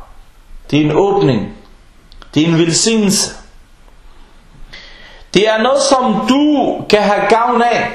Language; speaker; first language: Danish; early bilingual, other home language; Arabic